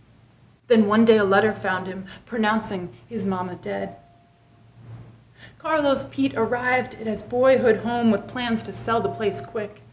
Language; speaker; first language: English; native; English